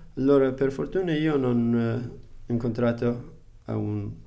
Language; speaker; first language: Italian; non-native, fluent; Persian